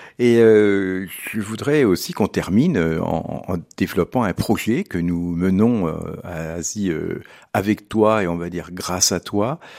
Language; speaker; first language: French; native; French